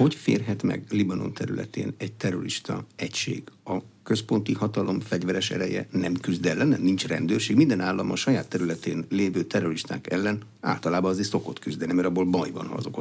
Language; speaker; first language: Hungarian; native; Hungarian